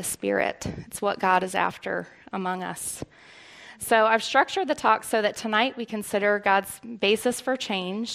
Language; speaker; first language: English; native; English